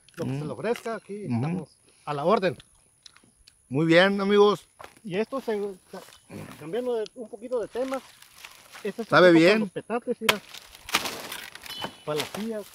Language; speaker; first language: Spanish; native; Spanish